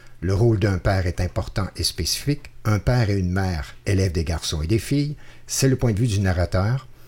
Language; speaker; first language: French; native; French